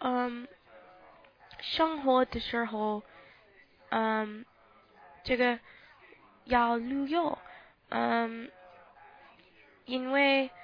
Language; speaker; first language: Chinese; non-native, learner; English